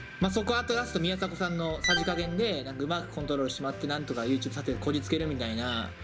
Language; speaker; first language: Japanese; native; Japanese